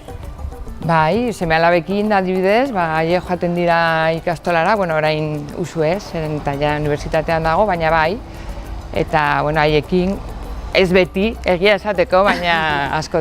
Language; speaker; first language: Basque; non-native, local second language; Spanish